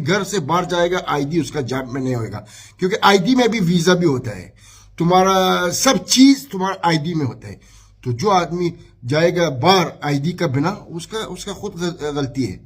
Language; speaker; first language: Hindi; non-native, fluent; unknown